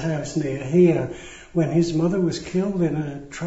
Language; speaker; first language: English; native; English